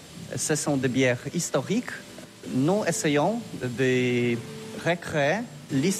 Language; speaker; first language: French; non-native, learner; Polish